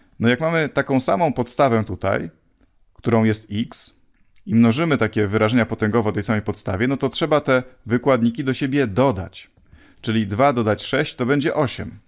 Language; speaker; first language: Polish; native; Polish